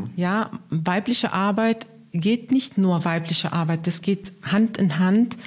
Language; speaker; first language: German; non-native, fluent; Arabic